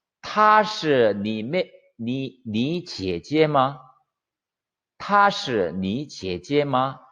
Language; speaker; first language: Chinese; non-native, fluent; Korean